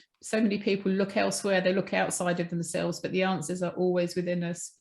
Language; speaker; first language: English; native; English